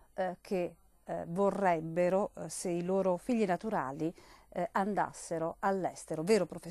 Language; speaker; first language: Italian; native; Italian